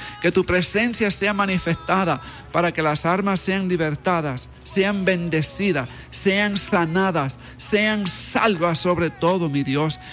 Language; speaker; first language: Spanish; early bilingual, heritage; Spanish